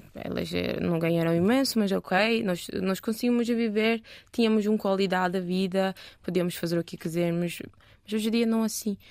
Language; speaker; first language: Portuguese; non-native, learner; Turkish